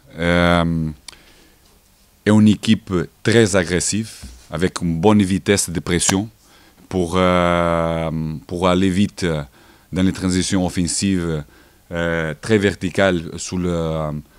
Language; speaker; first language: French; non-native, learner; Portuguese